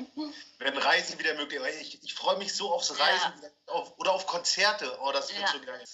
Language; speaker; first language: German; native; German